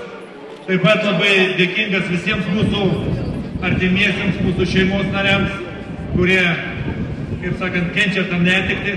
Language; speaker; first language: Lithuanian; native; Lithuanian